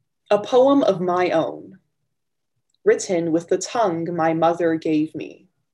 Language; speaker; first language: English; early bilingual, other home language; Armenian